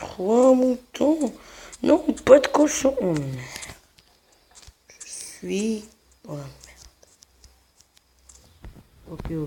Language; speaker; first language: French; non-native, local second language; Arabic